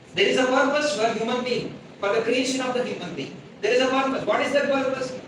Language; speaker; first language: English; non-native, local second language; Telugu